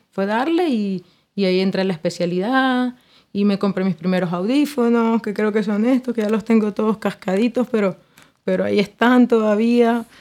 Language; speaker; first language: Spanish; native; Spanish